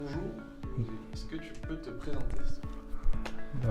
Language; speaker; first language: French; native; French